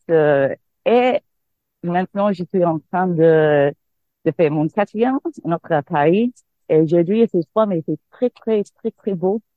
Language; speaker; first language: French; non-native, fluent; English